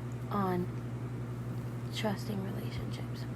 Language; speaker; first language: English; native; English